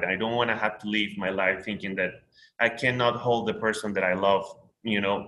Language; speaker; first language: English; non-native, fluent; Spanish